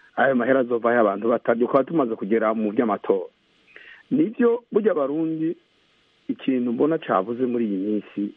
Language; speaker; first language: Rundi; native; Rundi